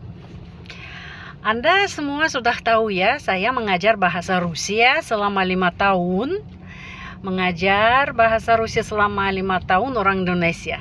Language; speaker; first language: Indonesian; non-native, fluent; Russian